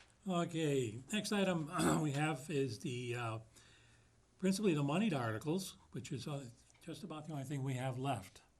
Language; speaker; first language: English; native; English